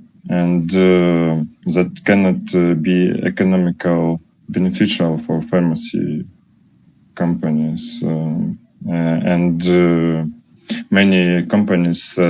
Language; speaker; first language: English; non-native, learner; Russian